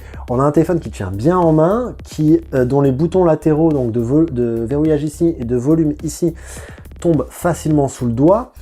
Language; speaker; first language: French; native; French